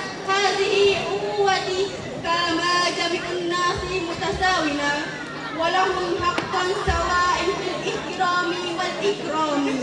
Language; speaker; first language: Arabic; non-native, learner; Indonesian